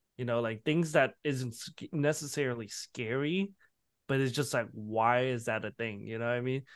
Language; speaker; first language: English; early bilingual, other home language; Vietnamese